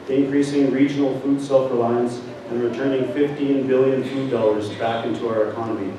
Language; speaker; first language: English; native; English